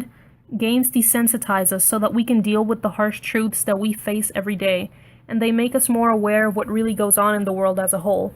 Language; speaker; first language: English; native; English